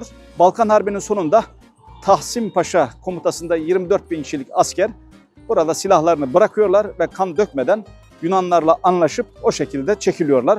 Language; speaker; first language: Turkish; native; Turkish